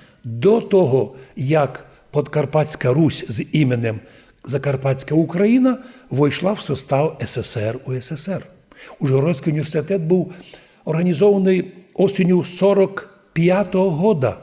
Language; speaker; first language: Ukrainian; non-native, local second language; Rusyn